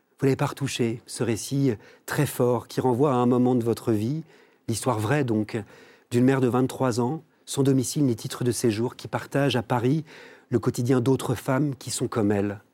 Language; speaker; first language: French; native; French